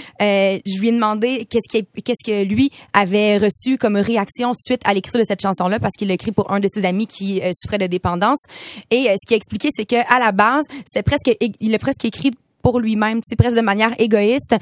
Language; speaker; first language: French; native; French